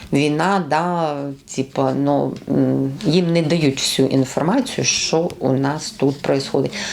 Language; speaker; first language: Ukrainian; native; Ukrainian